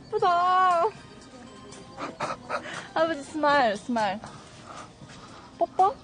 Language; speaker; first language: Korean; non-native, learner; Japanese